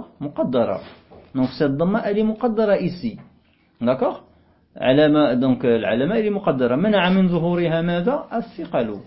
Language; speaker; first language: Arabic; non-native, fluent; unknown